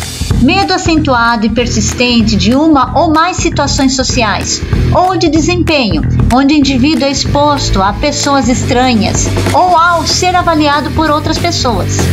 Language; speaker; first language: Portuguese; native; Portuguese